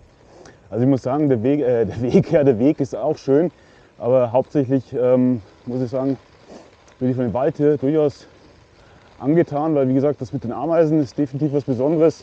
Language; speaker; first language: German; native; German